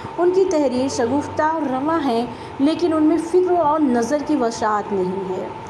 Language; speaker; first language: Urdu; native; Urdu